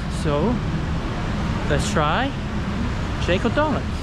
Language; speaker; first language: English; non-native, fluent; Korean